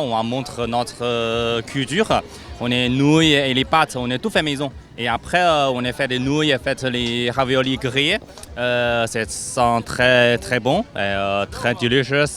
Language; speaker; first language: French; non-native, learner; Chinese